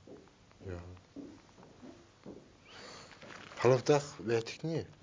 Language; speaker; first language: Dutch; non-native, learner; Turkish